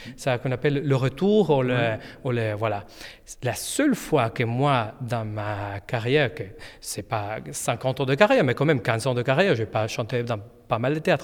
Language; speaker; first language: French; non-native, fluent; Spanish